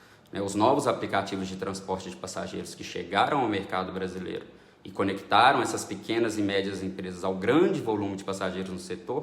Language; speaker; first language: Portuguese; native; Portuguese